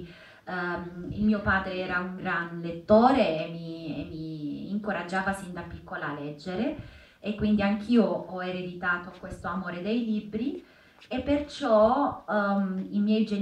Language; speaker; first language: Italian; non-native, fluent; Arabic